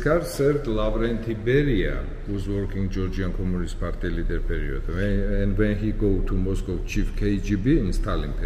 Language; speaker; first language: English; non-native, learner; Georgian